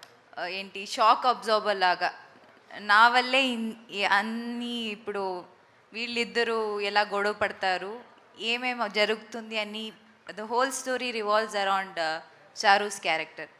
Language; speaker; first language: Telugu; non-native, fluent; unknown